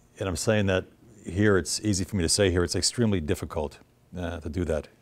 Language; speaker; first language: English; native; English